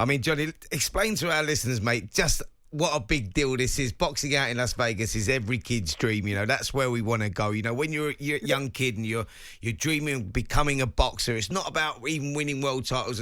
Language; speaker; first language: English; native; English